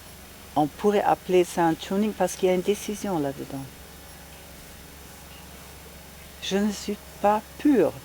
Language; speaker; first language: French; non-native, fluent; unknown